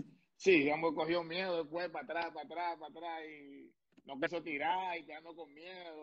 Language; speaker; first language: Spanish; native; Spanish